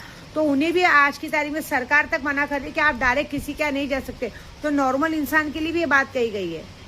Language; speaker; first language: Hindi; native; Hindi